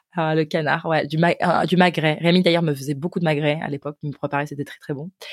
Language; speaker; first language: French; native; French